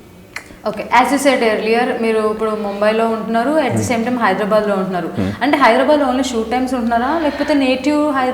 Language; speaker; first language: Telugu; native; Telugu